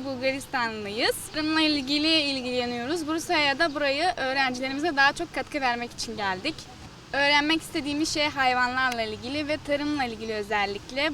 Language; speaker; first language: Turkish; early bilingual, heritage; Turkish